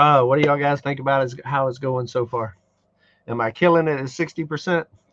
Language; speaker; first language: English; native; English